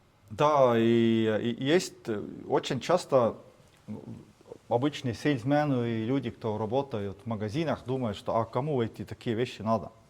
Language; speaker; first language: Russian; non-native, fluent; Estonian